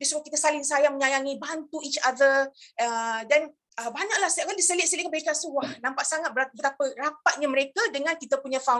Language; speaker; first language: Malay; native; Malay